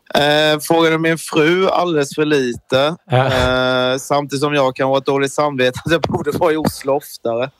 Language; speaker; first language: Swedish; native; Swedish